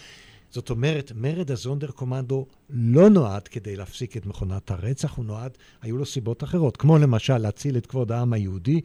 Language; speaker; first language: Hebrew; native; Hebrew